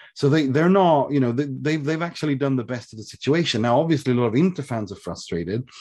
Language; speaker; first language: English; early bilingual, other home language; Swedish